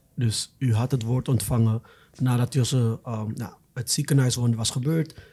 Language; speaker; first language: Dutch; non-native, fluent; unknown